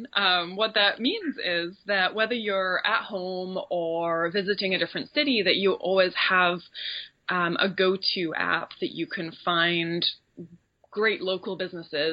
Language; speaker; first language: English; native; English